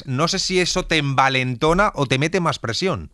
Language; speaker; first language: Spanish; native; Spanish